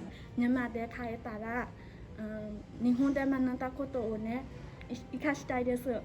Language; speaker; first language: Japanese; non-native, learner; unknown